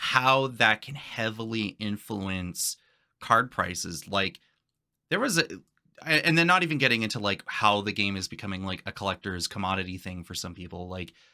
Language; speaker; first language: English; native; English